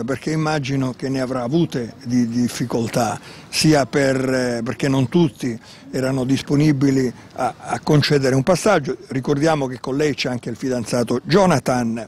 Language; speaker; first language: Italian; native; Italian